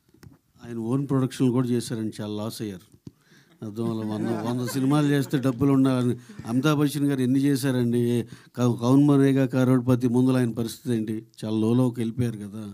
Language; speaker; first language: Telugu; native; Telugu